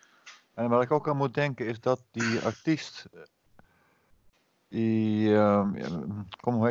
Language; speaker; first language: Dutch; native; Dutch